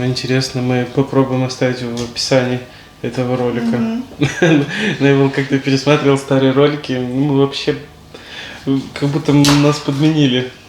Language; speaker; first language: Russian; native; Russian